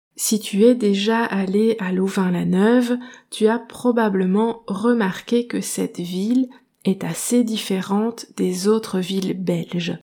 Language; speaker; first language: French; native; French